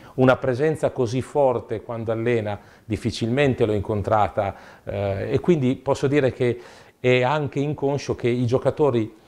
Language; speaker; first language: Italian; native; Italian